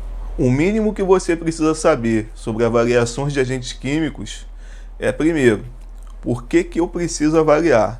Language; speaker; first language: Portuguese; native; Portuguese